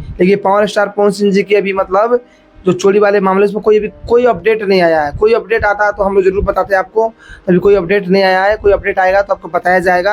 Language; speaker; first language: Hindi; native; Hindi